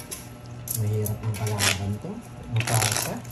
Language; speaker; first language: Filipino; native; Filipino